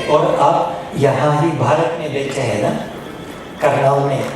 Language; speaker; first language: Hindi; non-native, fluent; Russian